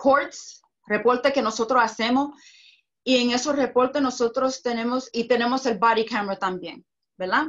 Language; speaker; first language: Spanish; early bilingual, heritage; Spanish